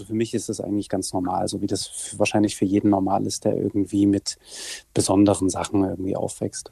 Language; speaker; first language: German; native; German